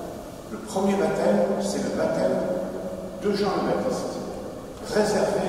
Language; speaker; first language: French; native; French